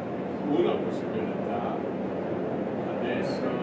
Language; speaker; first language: Italian; non-native, learner; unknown